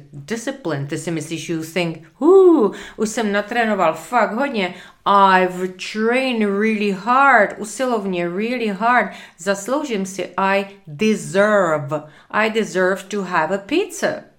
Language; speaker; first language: Czech; native; Czech